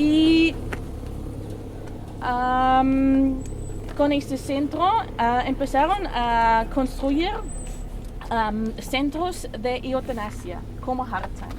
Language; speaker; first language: Spanish; non-native, learner; German